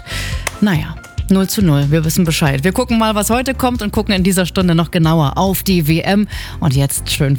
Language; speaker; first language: German; native; German